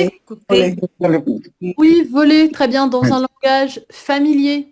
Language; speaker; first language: French; native; French